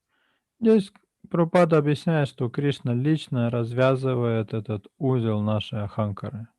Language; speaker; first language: Russian; native; Russian